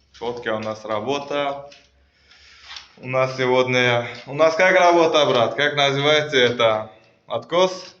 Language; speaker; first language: Russian; non-native, learner; Uzbek